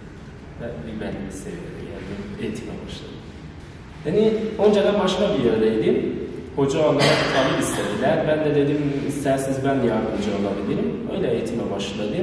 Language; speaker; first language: Turkish; non-native, learner; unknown